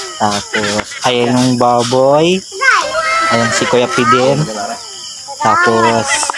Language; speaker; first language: Filipino; non-native, local second language; Bikol